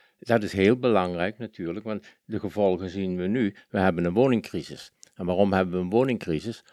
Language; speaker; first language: Dutch; native; Dutch